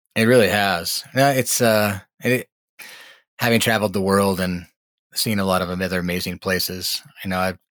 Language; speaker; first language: English; native; English